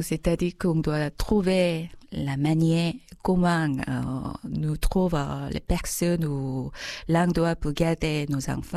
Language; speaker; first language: French; non-native, fluent; Korean